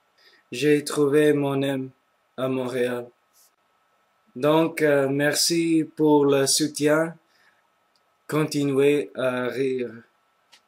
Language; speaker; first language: French; non-native, local second language; English